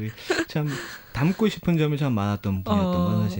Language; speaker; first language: Korean; native; Korean